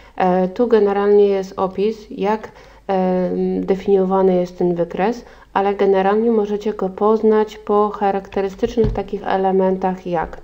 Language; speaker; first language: Polish; native; Polish